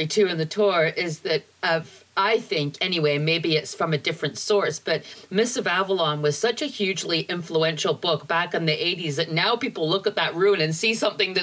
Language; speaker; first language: English; native; English